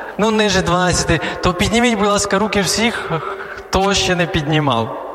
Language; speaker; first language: Ukrainian; non-native, local second language; Hungarian